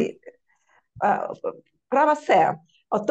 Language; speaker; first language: Portuguese; non-native, learner; Russian